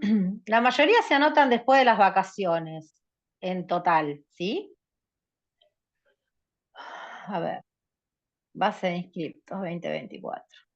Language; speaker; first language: Spanish; native; Spanish